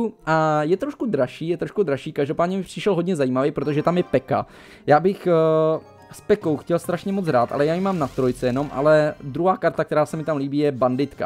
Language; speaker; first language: Czech; native; Czech